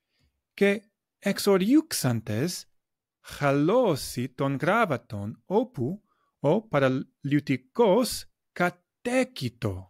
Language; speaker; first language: Greek; non-native, fluent; English